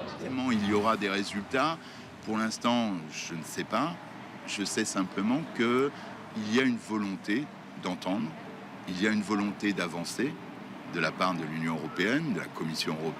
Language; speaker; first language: French; native; French